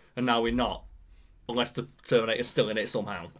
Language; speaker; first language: English; native; English